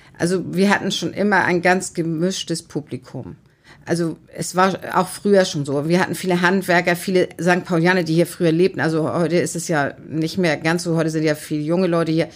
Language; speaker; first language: German; native; German